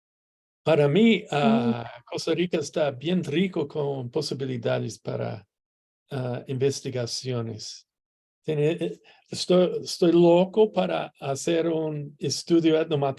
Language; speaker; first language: Spanish; non-native, learner; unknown